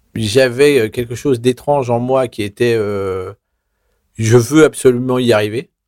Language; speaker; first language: French; native; French